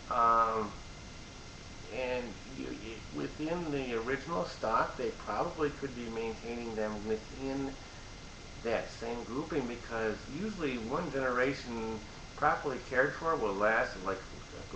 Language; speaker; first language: English; native; English